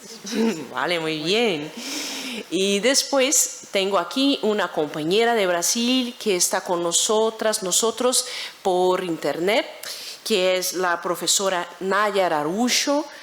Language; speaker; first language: Spanish; non-native, fluent; Portuguese